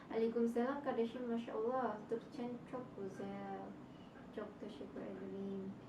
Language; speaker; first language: Turkish; non-native, learner; Indonesian